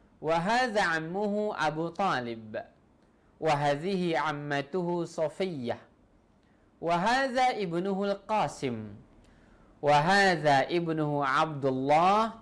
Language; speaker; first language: Arabic; non-native, fluent; Indonesian